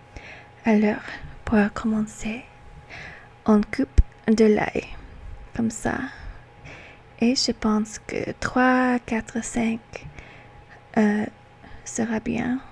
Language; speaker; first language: French; non-native, learner; English